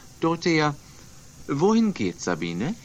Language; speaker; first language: German; non-native, fluent; Swedish